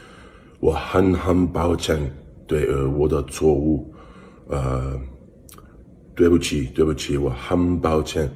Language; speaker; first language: Chinese; non-native, learner; English